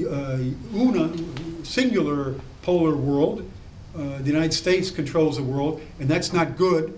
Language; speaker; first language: English; native; English